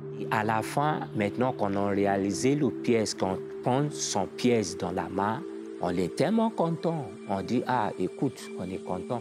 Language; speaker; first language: French; non-native, learner; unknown